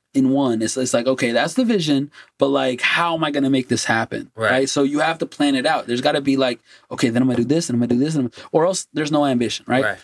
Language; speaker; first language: English; non-native, fluent; Portuguese